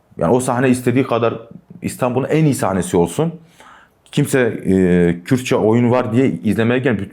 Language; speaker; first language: Turkish; non-native, local second language; Kurdish